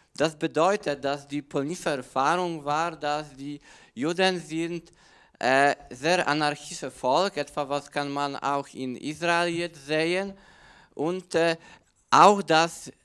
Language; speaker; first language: German; non-native, learner; Polish